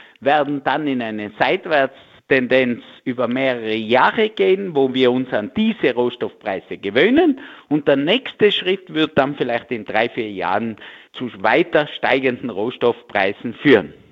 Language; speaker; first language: German; native; German